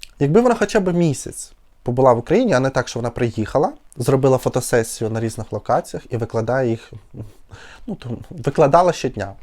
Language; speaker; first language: Ukrainian; non-native, local second language; Russian